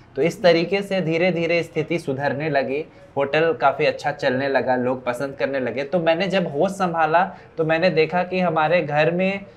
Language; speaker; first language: Hindi; native; Hindi